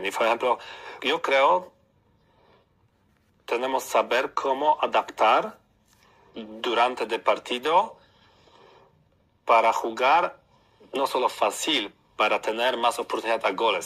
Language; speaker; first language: Spanish; non-native, learner; Polish